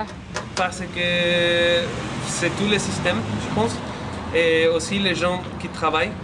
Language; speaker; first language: French; non-native, fluent; Spanish